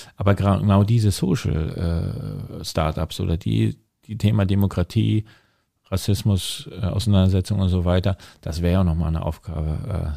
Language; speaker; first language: German; native; German